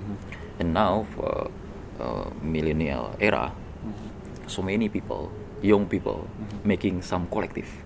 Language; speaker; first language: English; non-native, learner; Indonesian